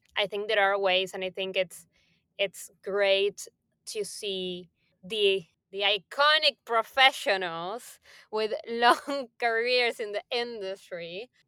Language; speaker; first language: English; non-native, fluent; Spanish